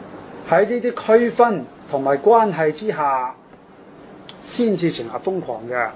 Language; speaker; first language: Chinese; non-native, local second language; Cantonese